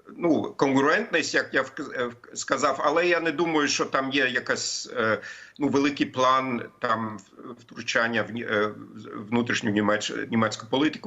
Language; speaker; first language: Ukrainian; non-native, fluent; German